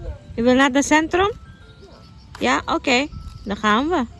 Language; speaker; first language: Dutch; non-native, learner; Cebuano